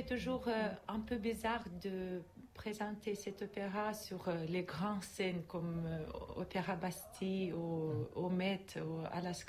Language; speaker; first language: French; non-native, learner; Russian